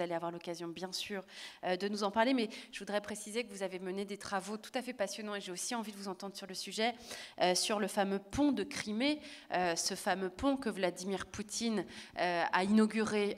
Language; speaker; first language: French; native; French